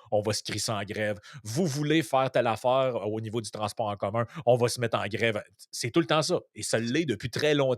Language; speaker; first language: French; native; French